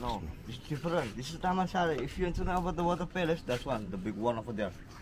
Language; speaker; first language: English; non-native, learner; Indonesian